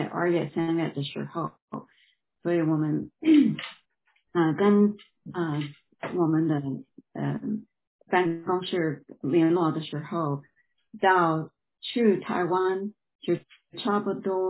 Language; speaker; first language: Chinese; non-native, fluent; English